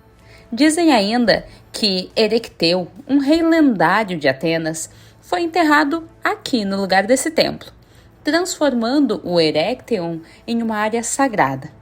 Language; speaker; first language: Portuguese; native; Portuguese